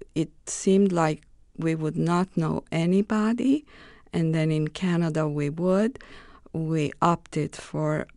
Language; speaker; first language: English; non-native, fluent; Romanian